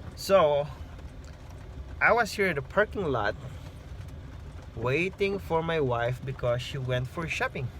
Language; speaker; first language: English; non-native, local second language; Filipino